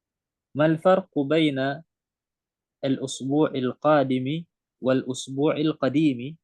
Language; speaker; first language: Arabic; non-native, fluent; Indonesian